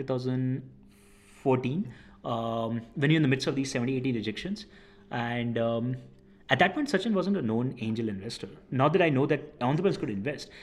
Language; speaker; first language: English; non-native, local second language; Hindi